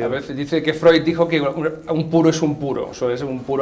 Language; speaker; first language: Spanish; native; Spanish